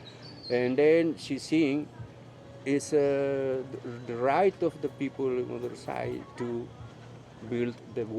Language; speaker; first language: English; non-native, fluent; Spanish